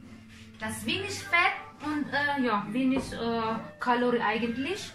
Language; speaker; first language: German; non-native, learner; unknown